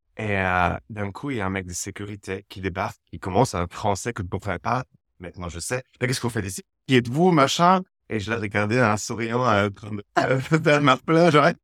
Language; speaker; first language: French; non-native, fluent; Slovak